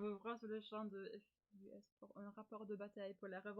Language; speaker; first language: French; non-native, learner; English